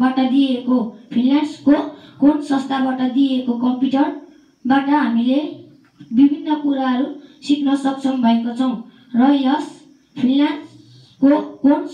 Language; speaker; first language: Nepali; native; Nepali